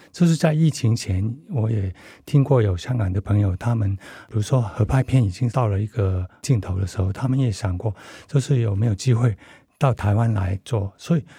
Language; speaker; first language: Chinese; non-native, local second language; Cantonese